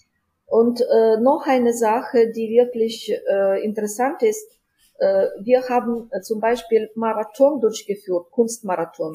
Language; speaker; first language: German; non-native, fluent; Ukrainian